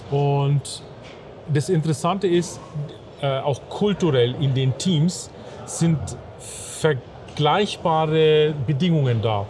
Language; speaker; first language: German; native; German